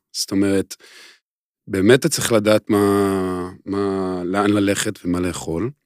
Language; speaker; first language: Hebrew; native; Hebrew